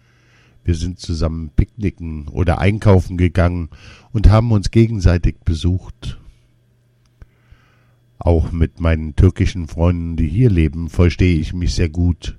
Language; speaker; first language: German; non-native, learner; Kurdish